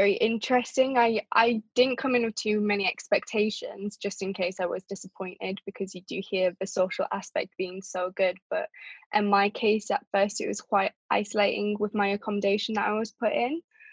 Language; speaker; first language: English; native; English